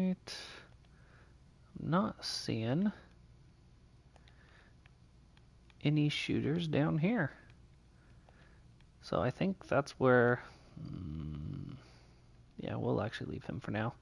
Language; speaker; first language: English; native; English